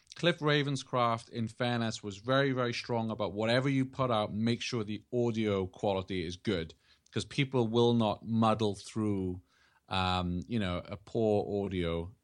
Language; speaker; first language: English; native; English